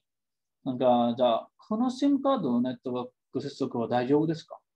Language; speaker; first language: Japanese; non-native, fluent; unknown